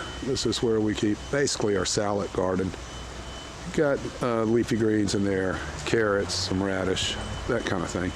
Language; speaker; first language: English; native; English